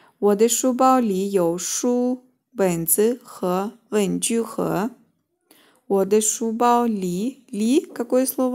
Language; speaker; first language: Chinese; non-native, fluent; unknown